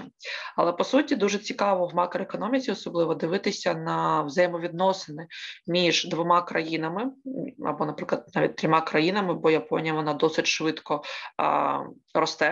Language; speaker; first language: Ukrainian; native; Ukrainian